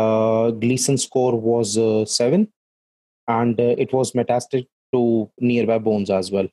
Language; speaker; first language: English; non-native, local second language; Hindi